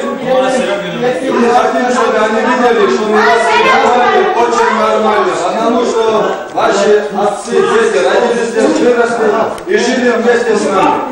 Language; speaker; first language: Russian; non-native, local second language; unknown